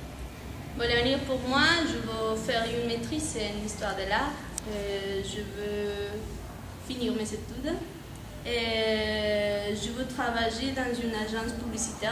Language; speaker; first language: French; non-native, fluent; Spanish